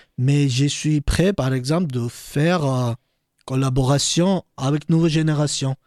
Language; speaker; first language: French; non-native, learner; Georgian